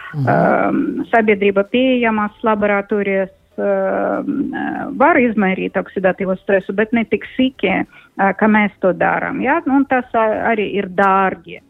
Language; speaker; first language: Latvian; non-native, local second language; Russian